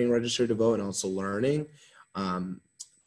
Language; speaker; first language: English; native; English